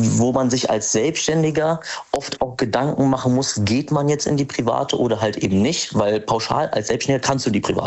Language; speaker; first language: German; native; German